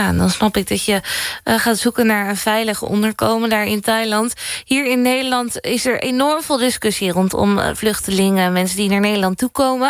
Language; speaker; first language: Dutch; native; Dutch